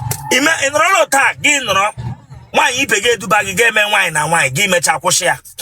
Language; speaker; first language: Igbo; native; Igbo